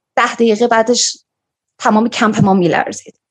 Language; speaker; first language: Persian; native; Persian